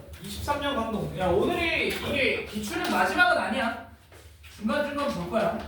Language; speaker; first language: Korean; native; Korean